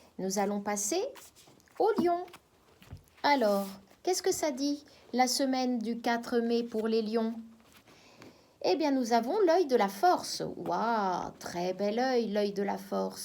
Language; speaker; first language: French; native; French